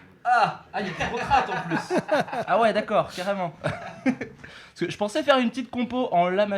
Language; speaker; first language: French; native; French